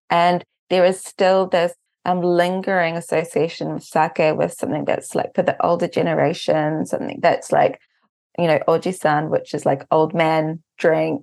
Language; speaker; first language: English; native; English